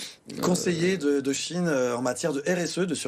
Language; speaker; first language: French; native; French